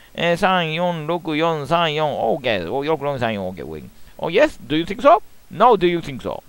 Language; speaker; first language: English; non-native, learner; Japanese